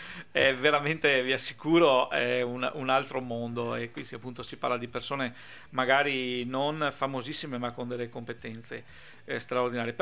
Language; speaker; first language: Italian; native; Italian